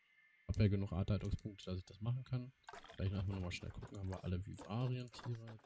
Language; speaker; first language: German; native; German